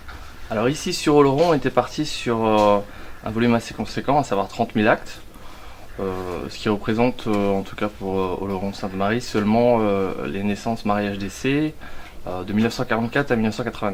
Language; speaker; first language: French; native; French